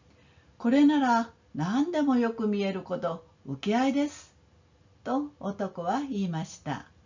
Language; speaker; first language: Japanese; non-native, fluent; Korean